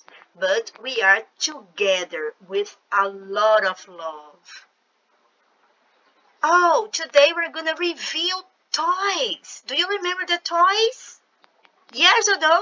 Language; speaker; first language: English; non-native, fluent; Portuguese